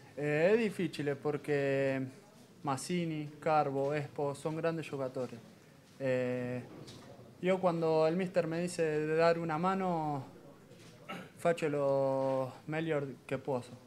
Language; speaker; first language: Italian; non-native, fluent; Spanish